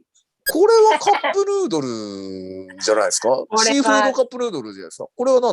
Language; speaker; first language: Japanese; native; Japanese